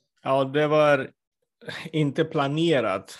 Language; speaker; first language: Swedish; non-native, fluent; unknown